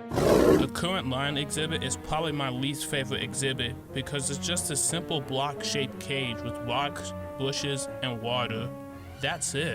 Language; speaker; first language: English; native; English